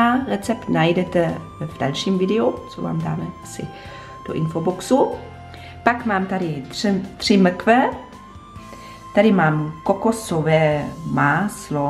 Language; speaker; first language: Czech; non-native, fluent; German